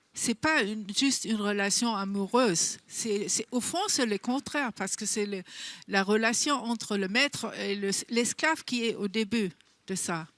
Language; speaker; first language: French; non-native, fluent; German